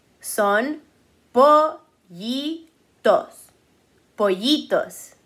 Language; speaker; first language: Spanish; early bilingual, heritage; Spanish